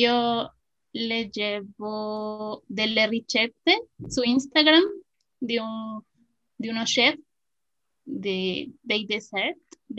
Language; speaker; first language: Italian; non-native, fluent; Spanish